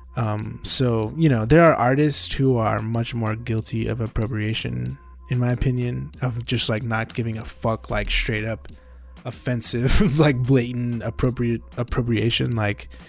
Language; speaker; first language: English; native; English